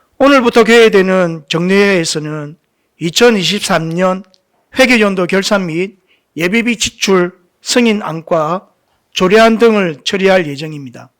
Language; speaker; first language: Korean; native; Korean